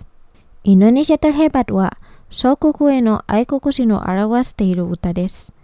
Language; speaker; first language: Japanese; non-native, fluent; Indonesian